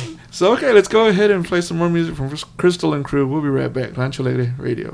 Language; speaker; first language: English; early bilingual, other home language; Spanish